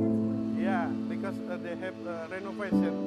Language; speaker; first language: English; non-native, learner; Indonesian